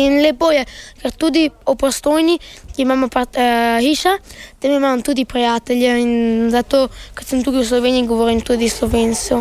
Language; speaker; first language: Slovenian; early bilingual, heritage; Slovenian